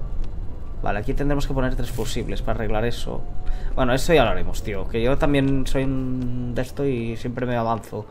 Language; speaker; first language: Spanish; native; Spanish